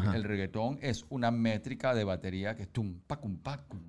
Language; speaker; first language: Spanish; early bilingual, heritage; Spanish